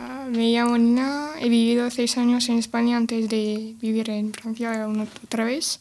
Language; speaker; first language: Spanish; early bilingual, other home language; French